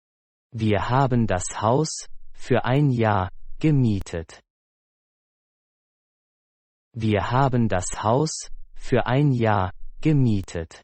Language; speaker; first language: German; non-native, fluent; Persian